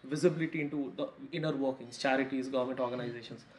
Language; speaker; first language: English; non-native, local second language; Hindi